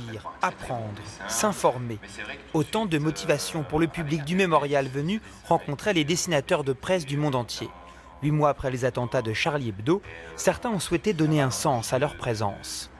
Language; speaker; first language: French; native; French